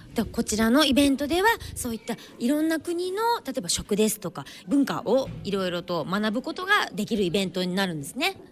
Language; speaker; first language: Japanese; native; Japanese